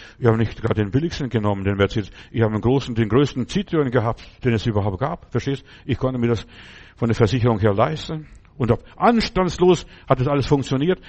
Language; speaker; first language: German; non-native, fluent; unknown